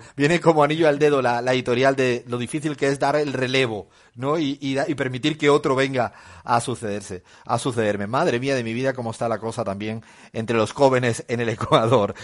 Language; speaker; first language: Spanish; native; Spanish